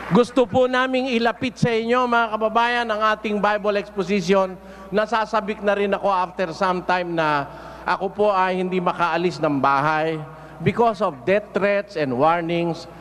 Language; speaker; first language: Filipino; native; Filipino